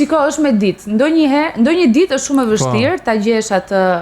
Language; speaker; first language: Albanian; native; Albanian